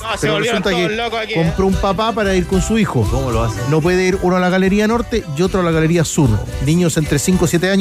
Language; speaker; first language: Spanish; native; Spanish